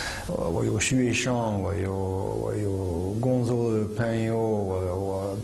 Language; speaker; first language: Chinese; non-native, fluent; French